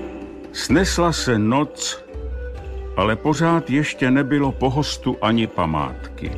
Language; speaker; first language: Czech; native; Czech